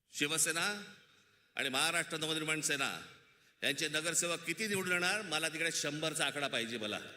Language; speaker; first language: Marathi; native; Marathi